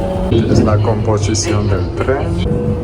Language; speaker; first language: Spanish; non-native, fluent; Romanian